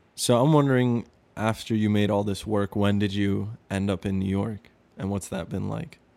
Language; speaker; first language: English; early bilingual, other home language; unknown